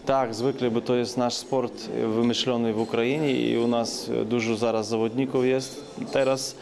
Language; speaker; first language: Polish; non-native, learner; Ukrainian